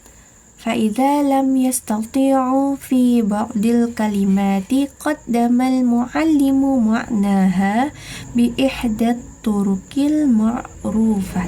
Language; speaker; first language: Arabic; non-native, learner; Indonesian